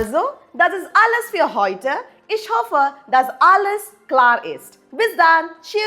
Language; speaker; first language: German; non-native, fluent; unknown